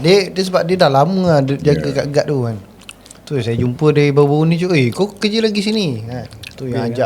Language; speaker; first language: Malay; native; Malay